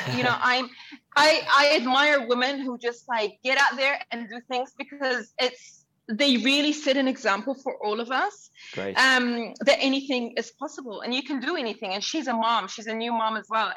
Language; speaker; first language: English; early bilingual, other home language; Arabic